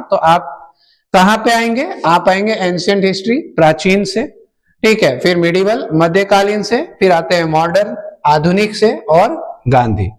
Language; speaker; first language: Hindi; native; Hindi